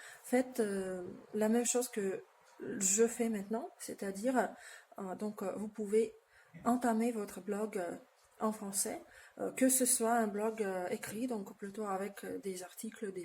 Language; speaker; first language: French; non-native, fluent; Russian